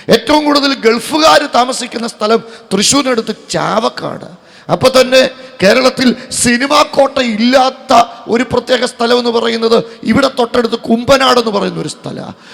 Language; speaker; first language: Malayalam; native; Malayalam